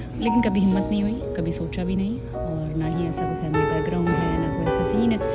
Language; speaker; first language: Urdu; non-native, local second language; Punjabi